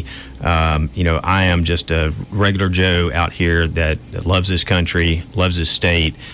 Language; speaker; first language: English; native; English